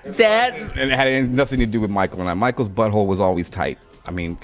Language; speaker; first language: English; native; English